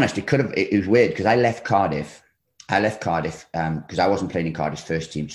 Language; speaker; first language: English; native; English